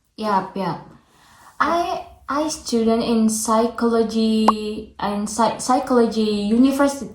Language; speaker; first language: English; non-native, learner; Indonesian